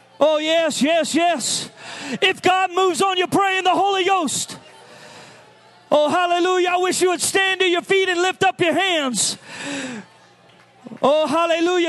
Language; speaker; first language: English; native; English